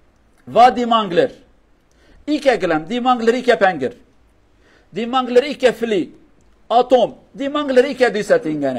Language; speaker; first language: Norwegian; non-native, learner; Kurdish